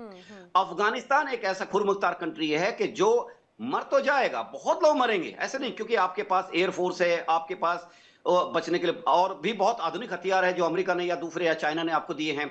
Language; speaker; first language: Hindi; native; Hindi